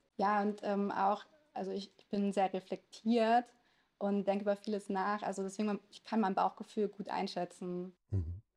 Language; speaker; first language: German; native; German